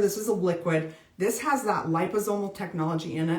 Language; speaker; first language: English; native; English